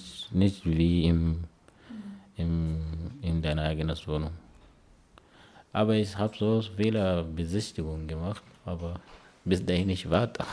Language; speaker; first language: German; non-native, learner; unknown